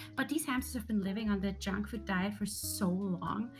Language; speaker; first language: English; early bilingual, other home language; German